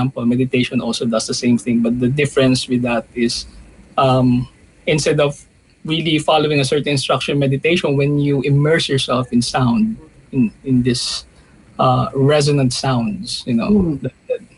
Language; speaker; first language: English; non-native, local second language; Filipino